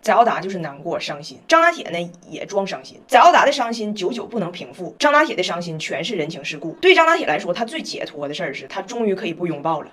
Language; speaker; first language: Chinese; native; Chinese